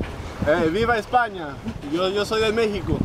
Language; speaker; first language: Spanish; non-native, fluent; French